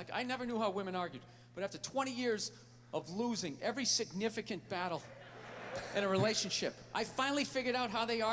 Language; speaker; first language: English; native; English